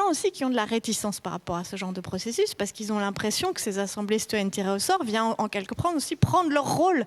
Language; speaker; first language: French; native; French